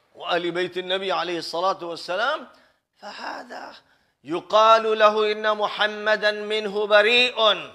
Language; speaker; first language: Arabic; non-native, fluent; Urdu